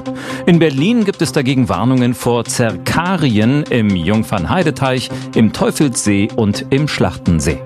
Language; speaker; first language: German; native; German